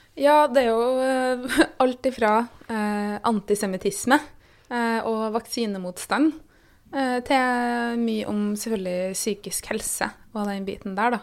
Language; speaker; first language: Norwegian; native; Norwegian